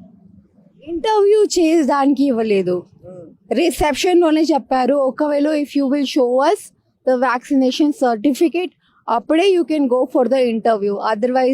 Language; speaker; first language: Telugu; non-native, local second language; Hindi